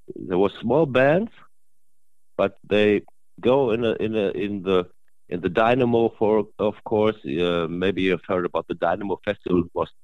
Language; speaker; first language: English; non-native, learner; German